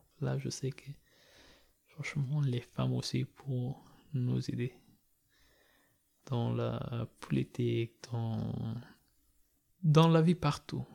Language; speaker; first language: French; non-native, learner; Persian